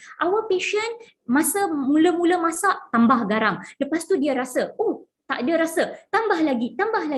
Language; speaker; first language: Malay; non-native, local second language; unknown